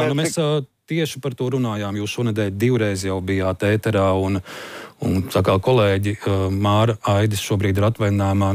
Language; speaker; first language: Latvian; native; Latvian